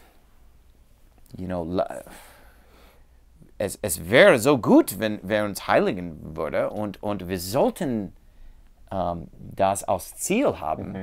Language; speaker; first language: German; non-native, learner; English